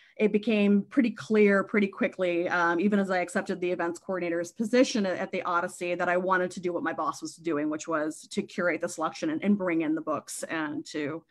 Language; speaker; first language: English; native; English